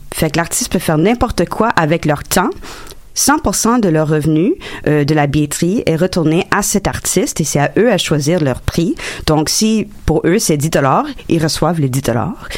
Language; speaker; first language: French; non-native, local second language; English